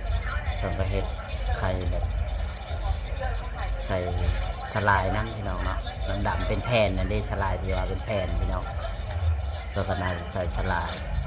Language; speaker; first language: Thai; non-native, local second language; Northeastern Thai